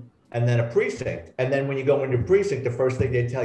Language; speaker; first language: English; native; English